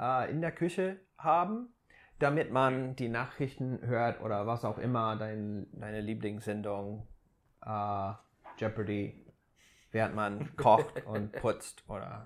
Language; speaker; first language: German; non-native, fluent; English